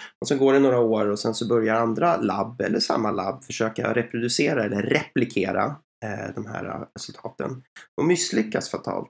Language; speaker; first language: Swedish; native; Swedish